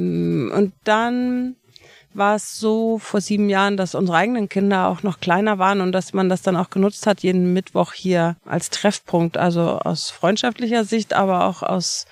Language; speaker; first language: German; native; German